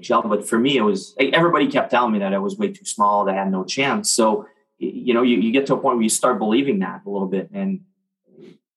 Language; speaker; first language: English; non-native, fluent; French